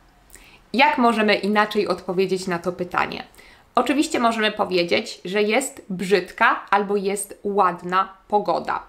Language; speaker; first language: Polish; native; Polish